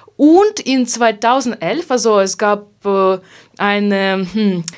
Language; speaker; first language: German; non-native, fluent; Hungarian